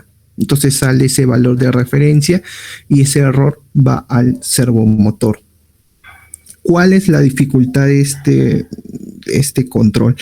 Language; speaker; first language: Spanish; native; Spanish